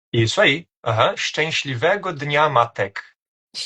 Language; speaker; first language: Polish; non-native, fluent; Portuguese